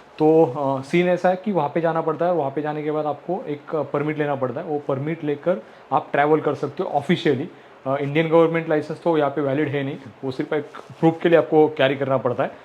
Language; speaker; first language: Hindi; non-native, local second language; Marathi